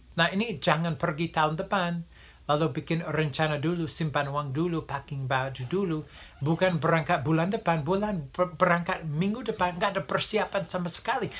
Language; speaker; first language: Indonesian; non-native, fluent; English